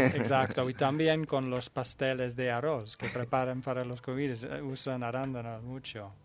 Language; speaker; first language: Spanish; non-native, fluent; Dutch